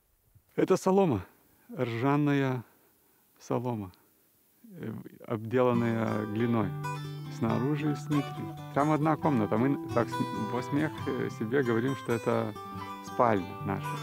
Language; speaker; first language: Russian; non-native, local second language; Lithuanian